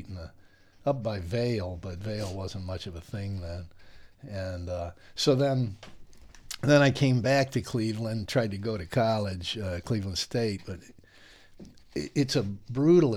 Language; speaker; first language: English; native; English